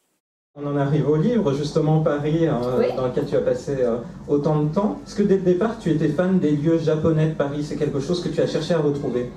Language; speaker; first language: French; native; French